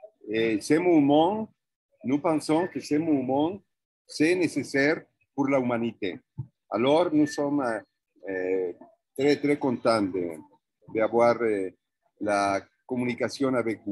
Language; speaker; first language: French; non-native, fluent; Spanish